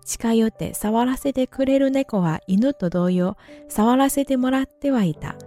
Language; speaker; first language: Japanese; non-native, learner; Chinese